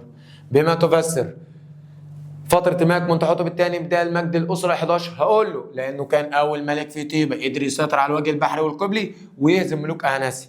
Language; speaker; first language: Arabic; native; Arabic